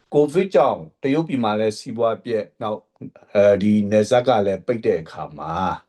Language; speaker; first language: Burmese; native; Burmese